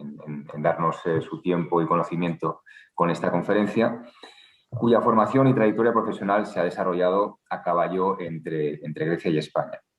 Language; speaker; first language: Spanish; native; Spanish